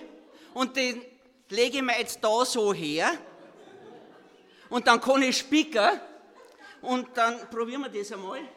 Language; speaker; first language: German; native; German